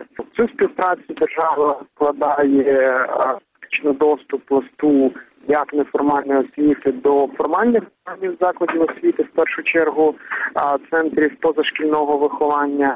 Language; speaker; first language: Ukrainian; native; Ukrainian